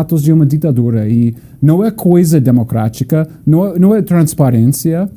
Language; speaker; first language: Portuguese; non-native, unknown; English